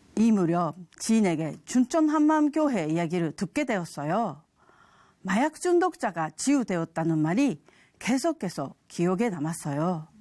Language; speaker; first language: Korean; non-native, fluent; Japanese